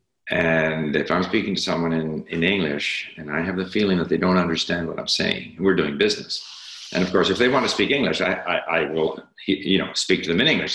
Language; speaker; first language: English; native; English